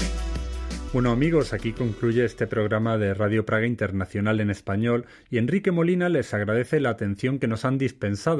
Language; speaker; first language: Spanish; native; Spanish